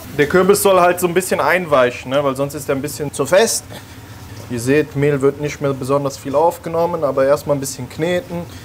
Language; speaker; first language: German; early bilingual, other home language; Italian